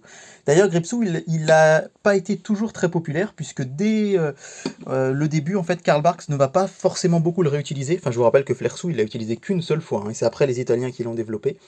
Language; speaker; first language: French; native; French